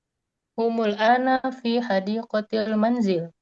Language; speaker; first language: Arabic; non-native, learner; Indonesian